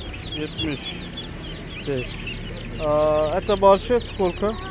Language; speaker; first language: Russian; non-native, learner; Turkish